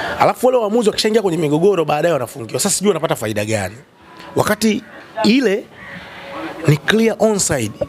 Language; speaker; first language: Swahili; native; Swahili